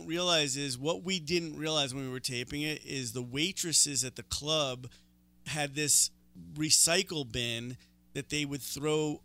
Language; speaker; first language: English; native; English